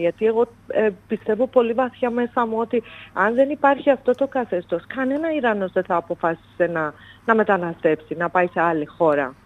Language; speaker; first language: Greek; non-native, fluent; Persian